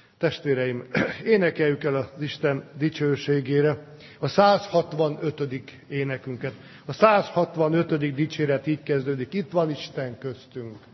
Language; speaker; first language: Hungarian; native; Hungarian